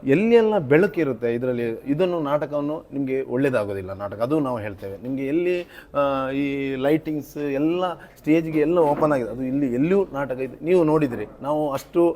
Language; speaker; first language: Kannada; native; Kannada